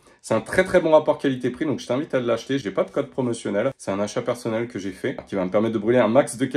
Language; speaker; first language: French; native; French